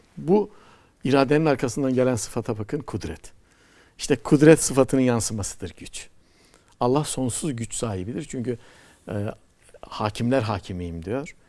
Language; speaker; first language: Turkish; native; Turkish